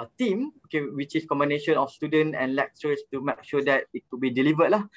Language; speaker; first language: English; non-native, local second language; Malay